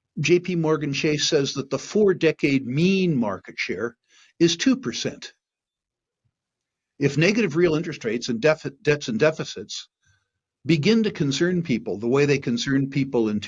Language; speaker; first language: English; native; English